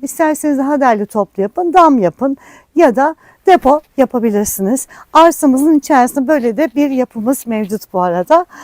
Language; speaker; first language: Turkish; native; Turkish